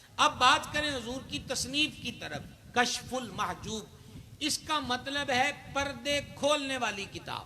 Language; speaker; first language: Urdu; non-native, local second language; Punjabi